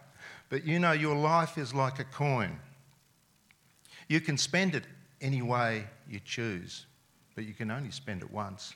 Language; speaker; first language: English; non-native, local second language; Serbian